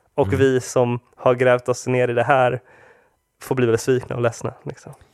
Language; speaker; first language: Swedish; early bilingual, other home language; Spanish